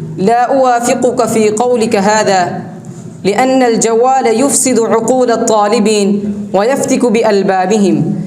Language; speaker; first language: Arabic; non-native, learner; Urdu